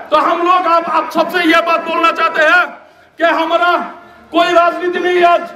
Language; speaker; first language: Hindi; non-native, local second language; Bangla